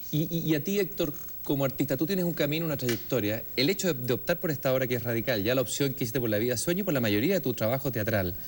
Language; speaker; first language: Spanish; native; Spanish